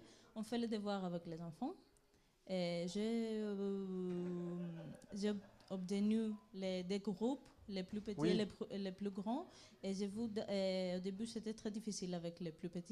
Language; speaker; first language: French; non-native, fluent; Greek